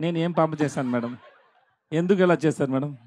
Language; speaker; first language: Telugu; non-native, learner; Tamil